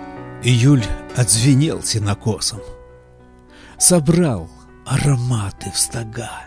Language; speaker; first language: Russian; native; Russian